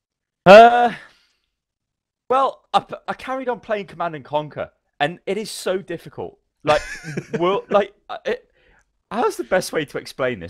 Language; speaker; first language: English; native; English